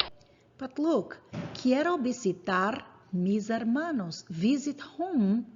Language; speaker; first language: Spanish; non-native, fluent; English